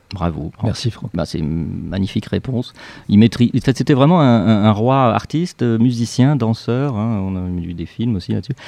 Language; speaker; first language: French; native; French